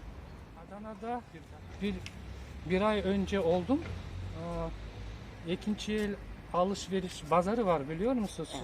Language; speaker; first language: Turkish; non-native, learner; Kyrgyz